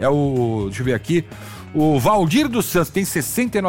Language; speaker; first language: Portuguese; native; Portuguese